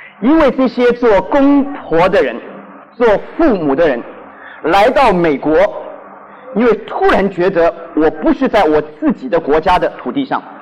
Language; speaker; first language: Chinese; non-native, local second language; Cantonese